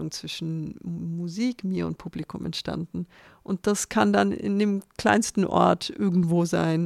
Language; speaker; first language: German; native; German